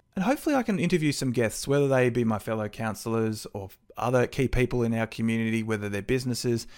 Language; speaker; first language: English; native; English